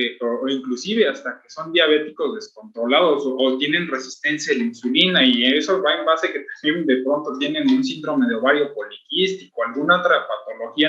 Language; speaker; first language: Spanish; native; Spanish